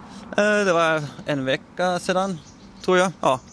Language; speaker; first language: Swedish; non-native, fluent; Dutch